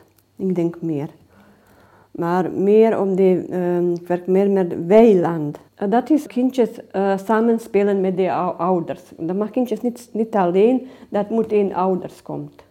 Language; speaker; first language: Dutch; non-native, learner; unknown